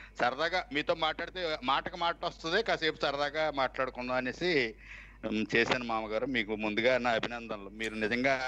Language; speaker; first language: Telugu; native; Telugu